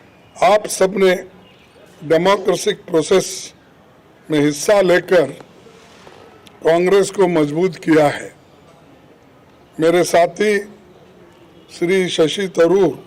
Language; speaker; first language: Hindi; non-native, local second language; Kannada